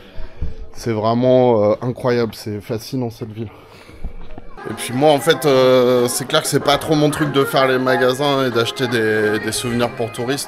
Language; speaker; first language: French; native; French